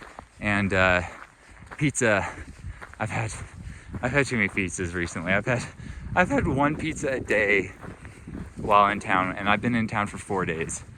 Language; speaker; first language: English; native; English